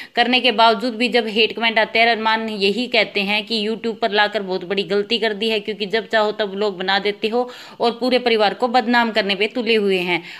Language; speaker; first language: Hindi; native; Hindi